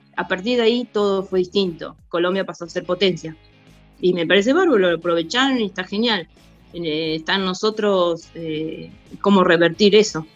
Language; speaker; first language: Spanish; native; Spanish